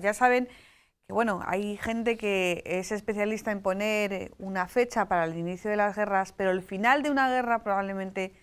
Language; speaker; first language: Spanish; native; Spanish